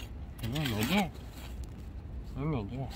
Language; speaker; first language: Korean; non-native, learner; Filipino